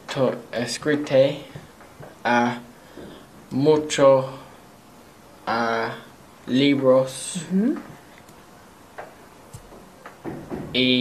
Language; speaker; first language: Spanish; non-native, learner; English